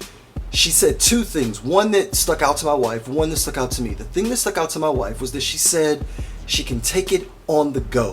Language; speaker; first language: English; native; English